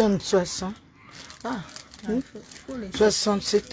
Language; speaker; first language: French; non-native, learner; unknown